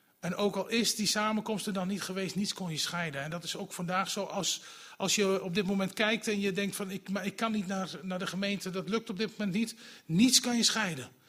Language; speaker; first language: Dutch; native; Dutch